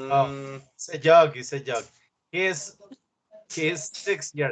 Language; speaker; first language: English; non-native, learner; Spanish